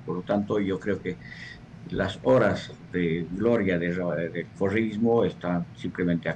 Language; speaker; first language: Spanish; native; Spanish